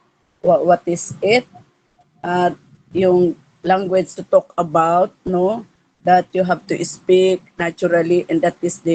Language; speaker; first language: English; non-native, local second language; Filipino